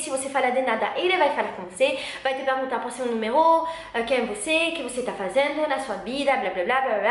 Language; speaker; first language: Portuguese; non-native, learner; French